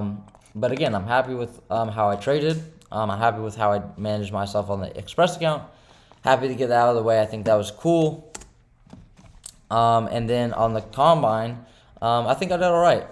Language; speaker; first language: English; native; English